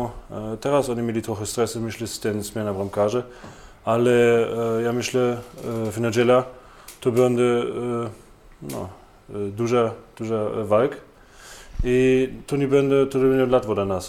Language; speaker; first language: Polish; non-native, learner; German